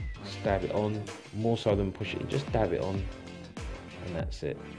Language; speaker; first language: English; native; English